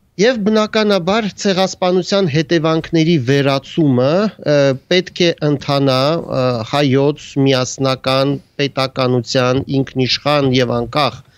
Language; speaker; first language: Armenian; native; Armenian